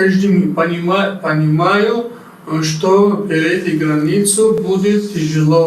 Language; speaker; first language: Russian; non-native, learner; Tajik